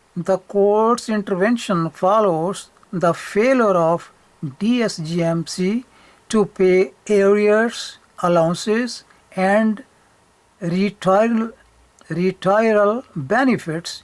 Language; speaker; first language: English; non-native, local second language; Punjabi